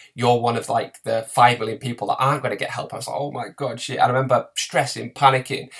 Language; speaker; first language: English; native; English